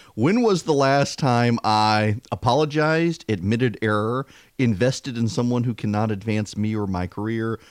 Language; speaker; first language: English; native; English